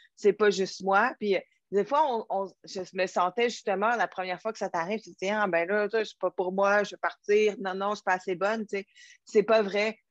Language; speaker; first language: French; native; French